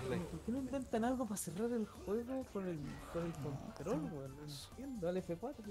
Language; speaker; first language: Spanish; native; Spanish